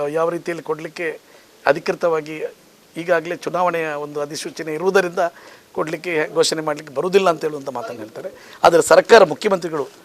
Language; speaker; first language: Kannada; native; Kannada